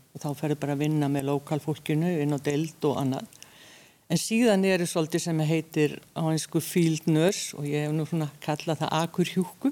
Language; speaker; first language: Icelandic; early bilingual, other home language; Hungarian